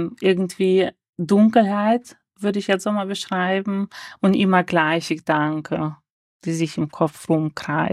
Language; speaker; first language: German; early bilingual, other home language; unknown